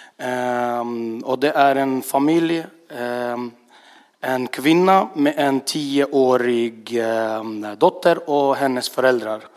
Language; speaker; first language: Swedish; early bilingual, other home language; Russian